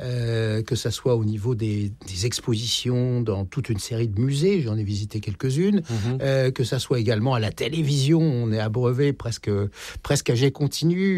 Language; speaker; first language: French; native; French